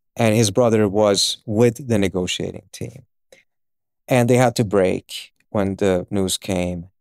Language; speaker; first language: English; early bilingual, other home language; Swedish